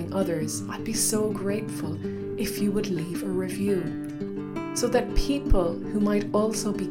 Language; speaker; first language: English; native; English